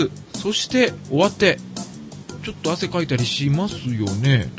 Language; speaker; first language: Japanese; native; Japanese